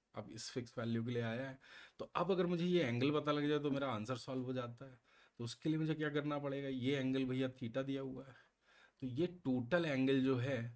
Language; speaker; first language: Hindi; native; Hindi